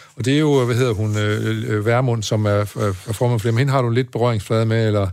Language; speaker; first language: Danish; native; Danish